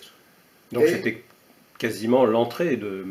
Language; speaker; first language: French; native; French